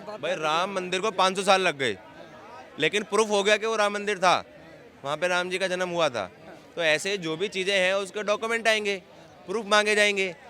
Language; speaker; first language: Hindi; native; Hindi